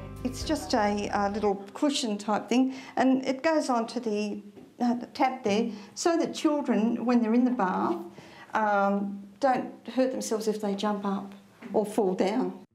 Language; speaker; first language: English; native; English